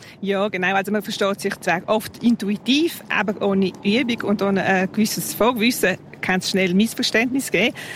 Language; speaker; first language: German; non-native, local second language; Romansh